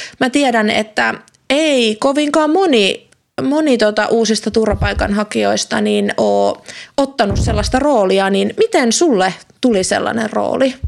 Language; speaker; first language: Finnish; non-native, learner; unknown